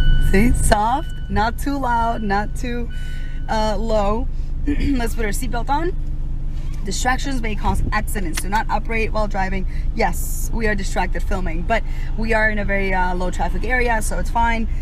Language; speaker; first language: English; early bilingual, other home language; Spanish